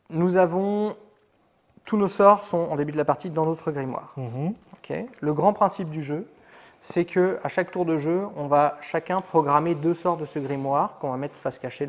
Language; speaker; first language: French; native; French